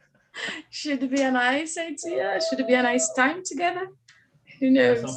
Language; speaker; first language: English; non-native, learner; Portuguese